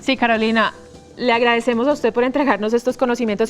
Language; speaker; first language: Spanish; native; Spanish